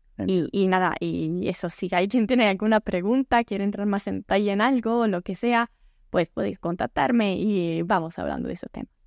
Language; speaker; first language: Spanish; non-native, fluent; Italian